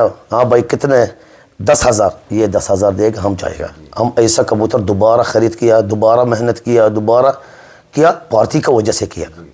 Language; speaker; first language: Hindi; non-native, learner; Arabic